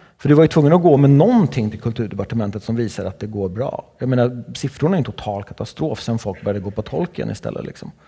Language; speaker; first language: Swedish; early bilingual, other home language; Czech